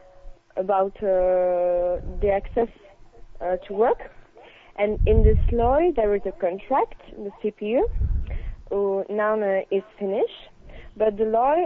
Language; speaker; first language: English; non-native, learner; French